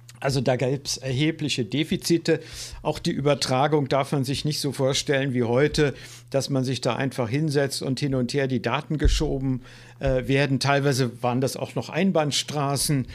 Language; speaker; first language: German; native; German